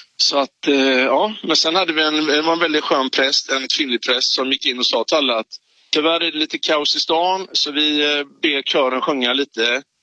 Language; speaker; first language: Swedish; native; Swedish